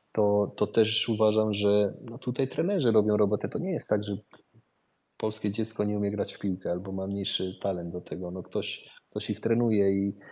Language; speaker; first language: Polish; early bilingual, heritage; Polish